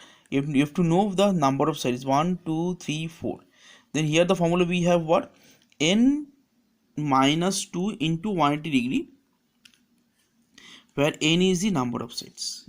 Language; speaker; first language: English; non-native, local second language; Bangla